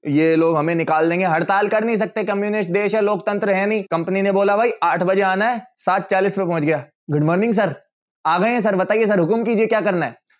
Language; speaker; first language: Hindi; native; Hindi